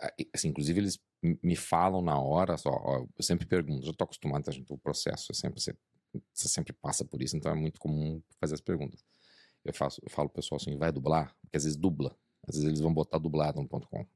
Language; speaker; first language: Portuguese; native; Portuguese